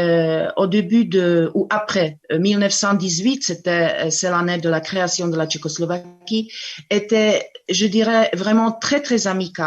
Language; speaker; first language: French; non-native, fluent; Czech